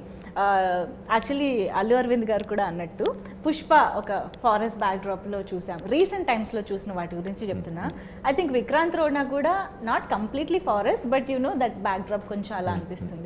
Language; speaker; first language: Telugu; native; Telugu